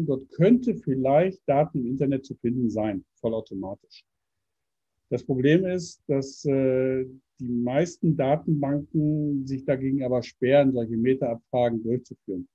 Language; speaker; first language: German; native; German